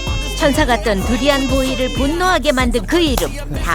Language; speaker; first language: Korean; native; Korean